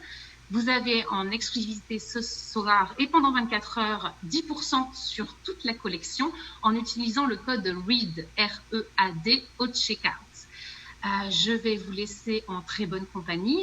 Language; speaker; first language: French; native; French